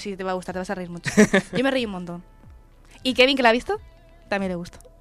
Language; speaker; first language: Spanish; native; Spanish